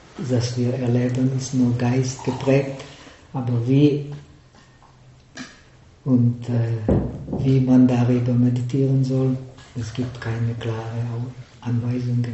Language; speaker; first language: German; non-native, fluent; Czech